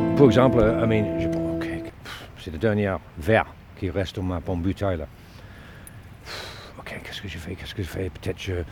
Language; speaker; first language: French; non-native, learner; Dutch